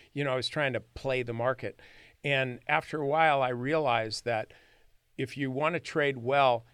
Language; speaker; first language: English; native; English